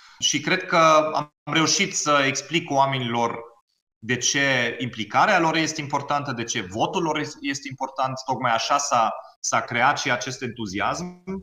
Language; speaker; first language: Romanian; non-native, fluent; German